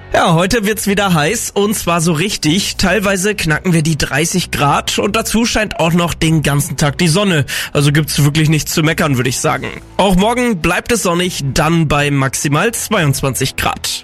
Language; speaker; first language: German; native; German